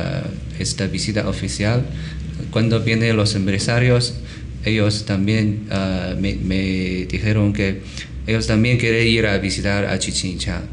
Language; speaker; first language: Spanish; non-native, learner; Chinese